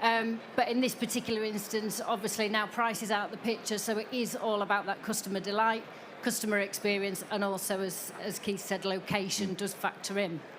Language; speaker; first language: English; native; English